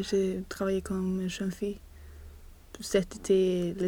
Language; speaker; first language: French; non-native, learner; Swedish